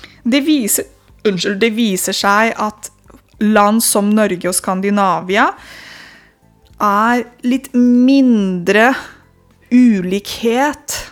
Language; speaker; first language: Norwegian; non-native, fluent; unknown